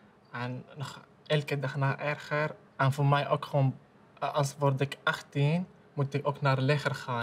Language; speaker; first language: Dutch; early bilingual, other home language; Arabic